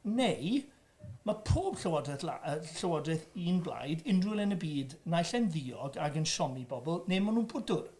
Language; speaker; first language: Welsh; native; Welsh